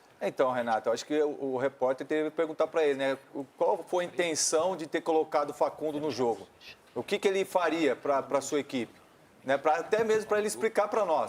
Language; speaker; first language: Portuguese; native; Portuguese